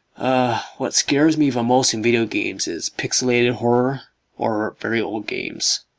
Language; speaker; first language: English; native; English